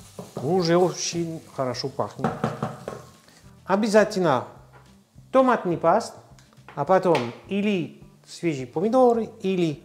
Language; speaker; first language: Russian; non-native, learner; French